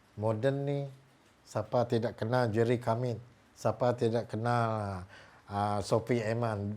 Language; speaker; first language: Malay; non-native, local second language; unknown